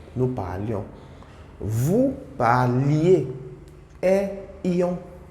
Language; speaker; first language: French; non-native, fluent; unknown